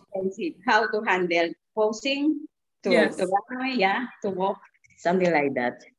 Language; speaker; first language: English; non-native, local second language; Filipino